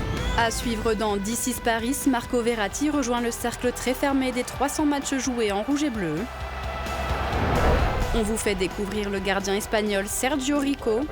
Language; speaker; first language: French; native; French